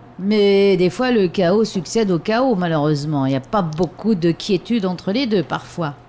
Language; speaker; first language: French; native; French